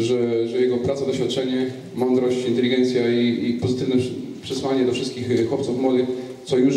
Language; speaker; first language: Polish; native; Polish